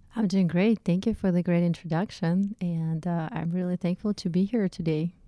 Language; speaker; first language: English; non-native, fluent; Russian